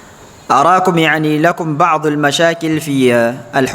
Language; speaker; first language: Arabic; non-native, fluent; Fula